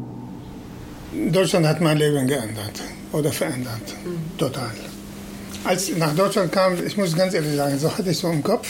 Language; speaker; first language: German; non-native, fluent; Arabic